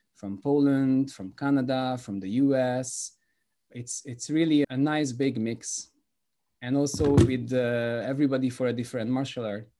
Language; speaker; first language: English; non-native, fluent; Hungarian